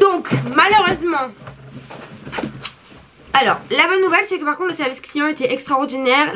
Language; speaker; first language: French; native; French